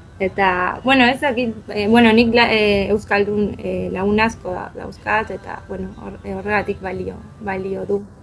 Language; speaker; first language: Basque; non-native, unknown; Spanish